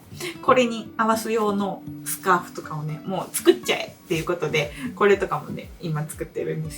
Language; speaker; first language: Japanese; native; Japanese